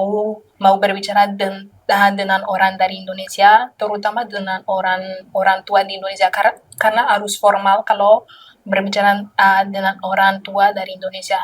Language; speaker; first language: Indonesian; non-native, learner; Malagasy